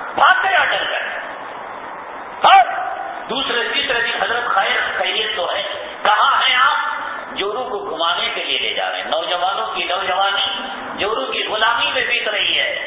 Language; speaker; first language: Urdu; native; Urdu